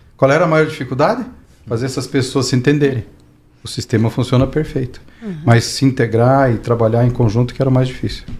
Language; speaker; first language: Portuguese; native; Portuguese